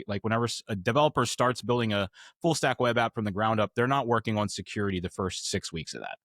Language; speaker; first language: English; native; English